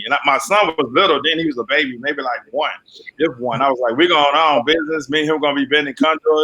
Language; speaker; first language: English; native; English